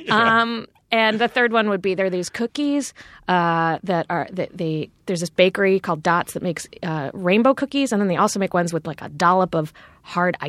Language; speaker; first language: English; native; English